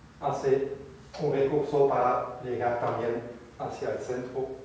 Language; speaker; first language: Spanish; non-native, fluent; French